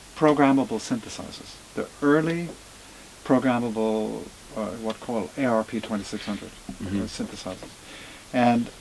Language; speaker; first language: English; native; English